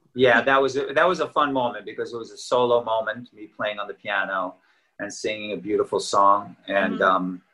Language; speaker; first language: English; native; English